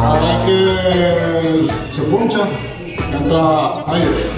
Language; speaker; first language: Spanish; native; Spanish